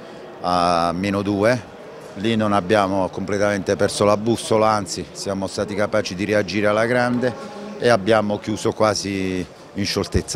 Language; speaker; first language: Italian; native; Italian